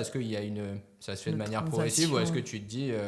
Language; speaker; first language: French; native; French